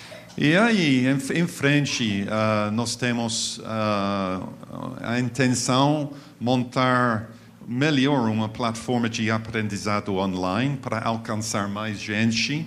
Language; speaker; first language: Portuguese; non-native, fluent; English